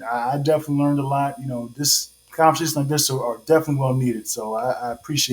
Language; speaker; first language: English; native; English